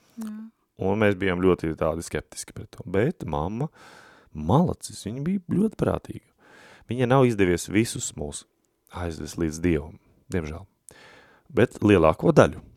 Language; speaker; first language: Latvian; native; Latvian